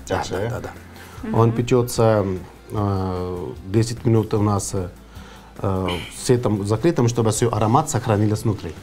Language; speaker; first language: Russian; non-native, fluent; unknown